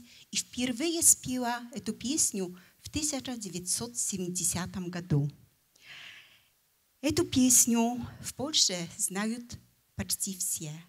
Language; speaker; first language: Russian; non-native, fluent; Polish